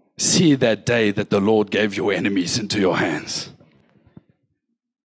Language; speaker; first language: English; native; English